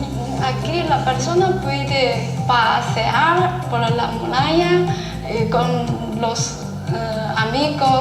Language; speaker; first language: Spanish; non-native, learner; Chinese